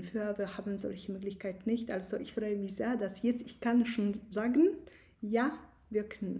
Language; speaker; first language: German; non-native, learner; Polish